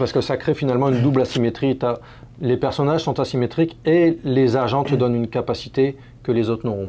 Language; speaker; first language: French; native; French